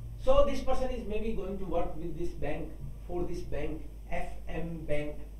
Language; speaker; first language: English; non-native, local second language; Hindi